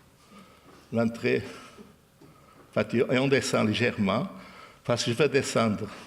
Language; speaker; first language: French; non-native, fluent; Portuguese